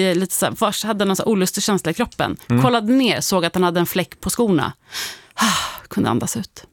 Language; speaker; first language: Swedish; native; Swedish